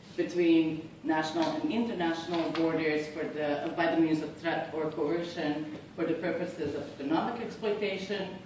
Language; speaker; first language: English; non-native, fluent; Serbian